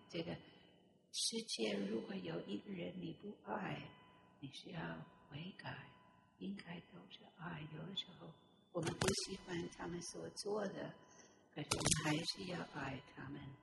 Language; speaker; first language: Chinese; non-native, fluent; English